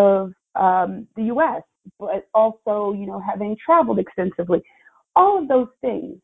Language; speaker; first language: English; native; English